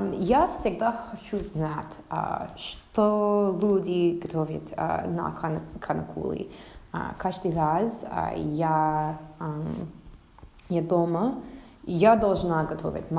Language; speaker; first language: Russian; non-native, learner; English